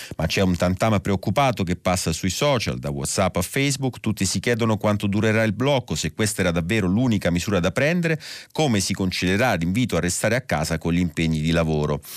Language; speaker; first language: Italian; native; Italian